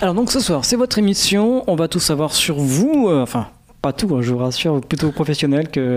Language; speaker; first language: French; native; French